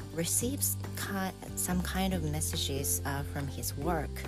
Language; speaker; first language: English; non-native, fluent; Japanese